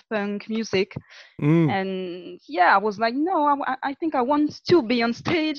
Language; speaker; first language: English; non-native, fluent; French